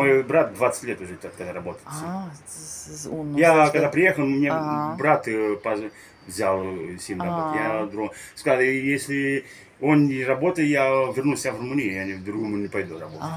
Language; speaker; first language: Russian; non-native, learner; Romanian